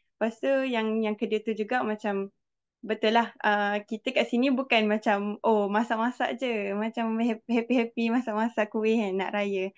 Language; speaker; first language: Malay; native; Malay